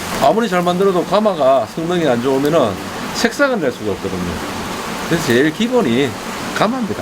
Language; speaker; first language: Korean; native; Korean